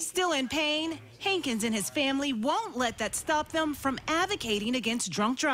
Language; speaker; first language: English; native; English